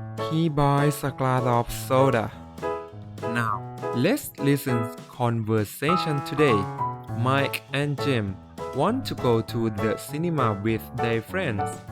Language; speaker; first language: English; non-native, fluent; Thai